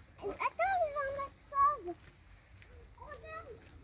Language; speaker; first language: French; native; French